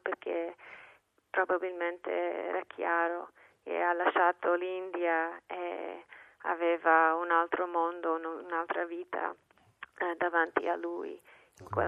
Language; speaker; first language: Italian; non-native, fluent; English